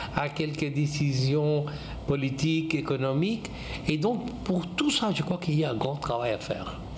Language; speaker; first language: French; non-native, fluent; English